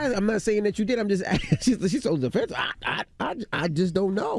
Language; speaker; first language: English; native; English